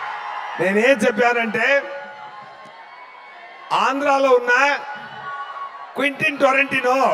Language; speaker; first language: Telugu; non-native, fluent; Tamil